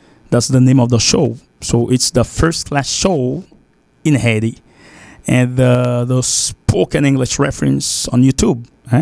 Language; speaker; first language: English; non-native, fluent; Haitian Creole